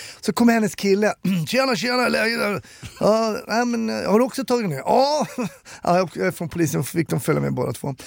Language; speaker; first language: Swedish; native; Swedish